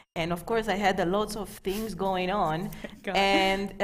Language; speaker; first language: English; non-native, fluent; Romanian